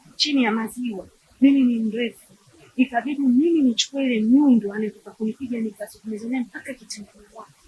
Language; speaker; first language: Swahili; native; Swahili